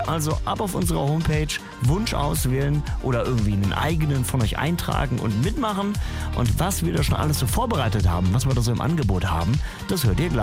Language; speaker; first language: German; native; German